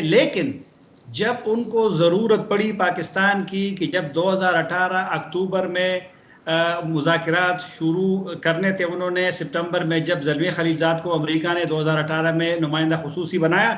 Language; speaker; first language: Hindi; non-native, local second language; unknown